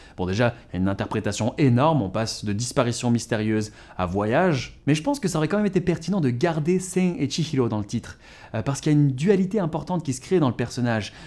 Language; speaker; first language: French; native; French